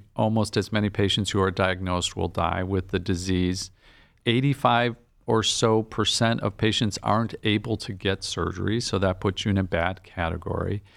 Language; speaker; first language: English; native; English